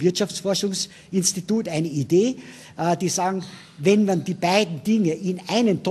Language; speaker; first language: German; native; German